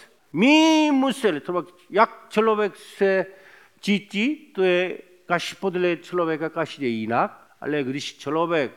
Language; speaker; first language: Czech; non-native, fluent; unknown